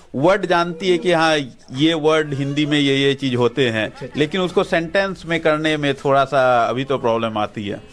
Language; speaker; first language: Hindi; native; Hindi